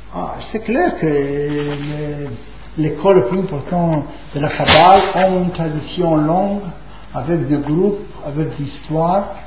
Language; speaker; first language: French; non-native, fluent; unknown